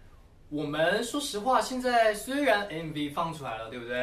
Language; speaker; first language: Chinese; native; Chinese